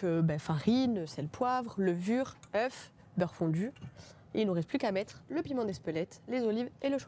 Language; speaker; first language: French; native; French